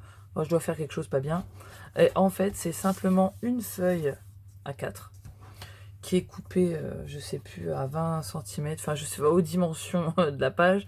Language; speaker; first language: French; native; French